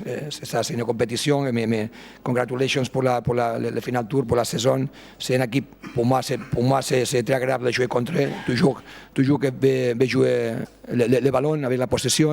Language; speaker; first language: French; non-native, fluent; Spanish